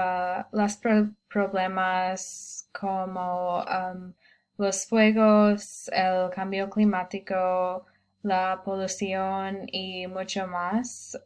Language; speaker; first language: Spanish; non-native, learner; English